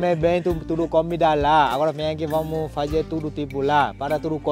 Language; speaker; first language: Portuguese; non-native, learner; Vietnamese